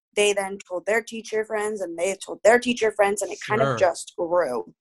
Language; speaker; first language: English; early bilingual, other home language; Spanish